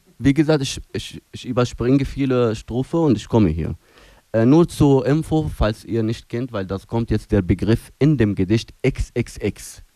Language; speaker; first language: German; non-native, fluent; Arabic